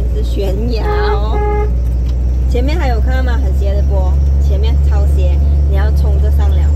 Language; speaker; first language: Chinese; native; Chinese